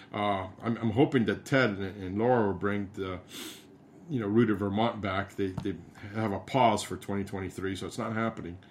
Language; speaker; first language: English; early bilingual, other home language; Spanish